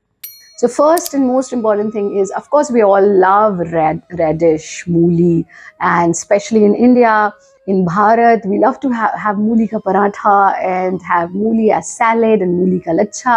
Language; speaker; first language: English; non-native, local second language; Hindi